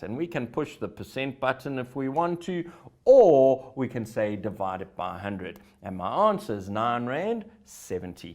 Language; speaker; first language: English; native; English